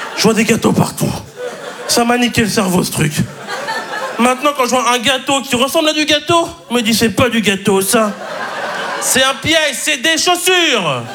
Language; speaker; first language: French; native; French